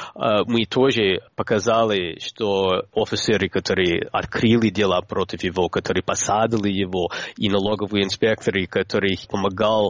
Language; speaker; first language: Russian; non-native, fluent; English